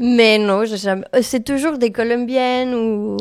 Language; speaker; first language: French; non-native, learner; Spanish